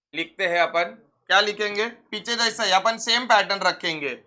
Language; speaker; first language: Hindi; non-native, local second language; Marathi